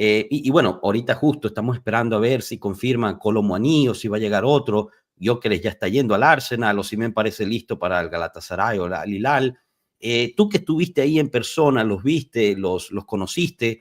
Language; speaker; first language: Spanish; native; Spanish